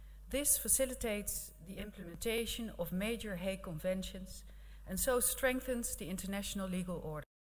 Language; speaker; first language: English; non-native, fluent; Dutch